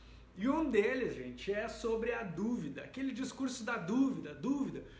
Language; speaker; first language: Portuguese; native; Portuguese